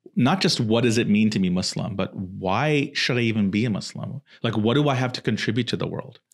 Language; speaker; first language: English; native; English